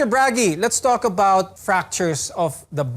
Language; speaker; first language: English; non-native, local second language; Filipino